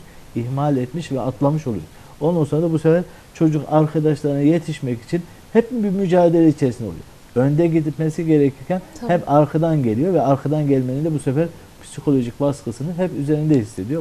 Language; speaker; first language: Turkish; native; Turkish